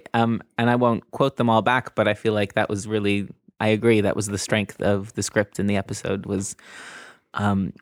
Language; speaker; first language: English; native; English